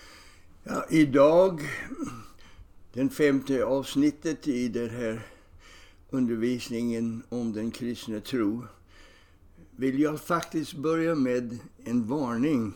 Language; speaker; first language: Swedish; non-native, fluent; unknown